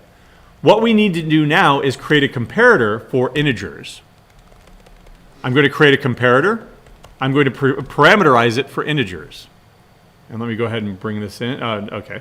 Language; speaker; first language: English; native; English